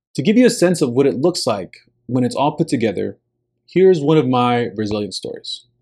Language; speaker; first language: English; early bilingual, other home language; Spanish